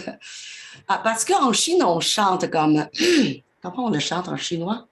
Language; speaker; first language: French; non-native, fluent; Chinese